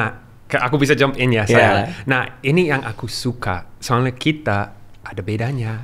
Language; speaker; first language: Indonesian; non-native, learner; English